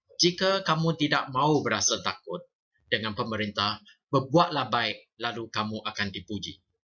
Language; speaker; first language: Malay; non-native, local second language; Chinese